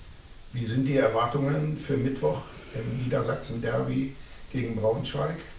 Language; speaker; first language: German; native; German